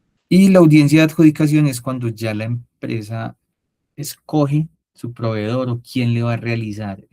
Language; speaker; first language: Spanish; native; Spanish